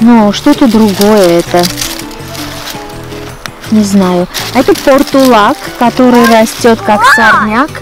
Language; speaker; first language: Russian; non-native, fluent; Armenian